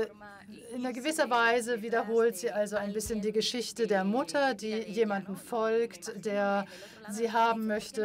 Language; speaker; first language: German; non-native, fluent; Spanish